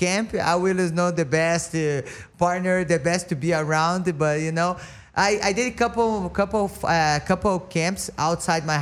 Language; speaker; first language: English; non-native, learner; Portuguese